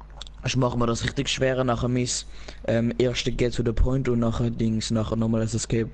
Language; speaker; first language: German; native; German